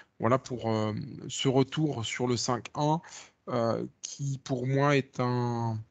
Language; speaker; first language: French; native; French